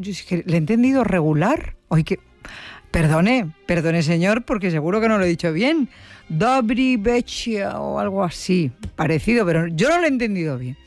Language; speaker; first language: Spanish; native; Spanish